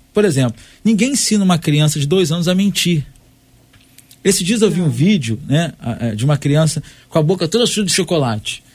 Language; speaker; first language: Portuguese; native; Portuguese